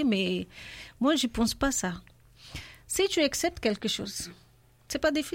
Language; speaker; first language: French; non-native, learner; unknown